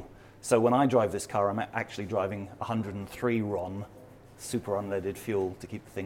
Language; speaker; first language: English; native; English